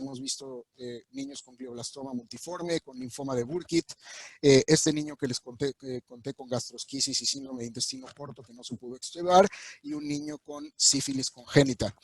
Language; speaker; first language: Spanish; native; Spanish